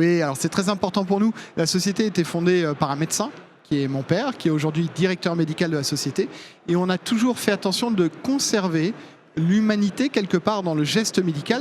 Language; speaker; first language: French; native; French